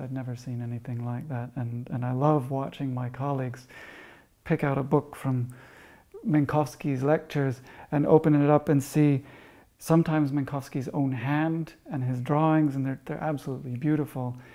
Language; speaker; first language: English; native; English